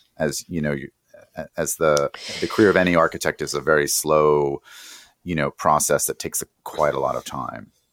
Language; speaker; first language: English; native; English